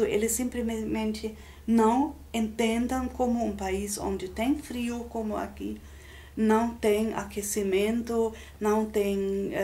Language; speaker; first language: Portuguese; non-native, fluent; German